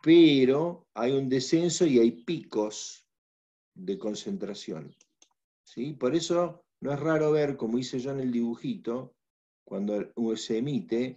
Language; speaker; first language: Spanish; native; Spanish